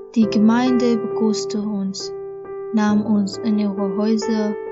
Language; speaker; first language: German; non-native, fluent; Persian